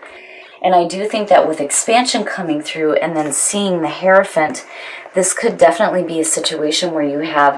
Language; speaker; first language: English; native; English